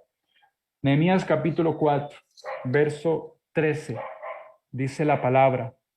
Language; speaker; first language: Spanish; native; Spanish